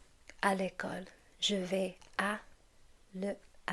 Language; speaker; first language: French; non-native, learner; English